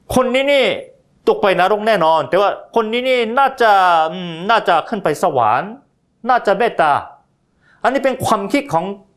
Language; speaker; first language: Thai; non-native, fluent; Korean